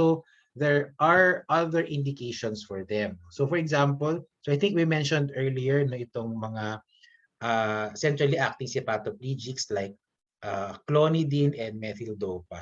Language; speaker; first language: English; non-native, local second language; Filipino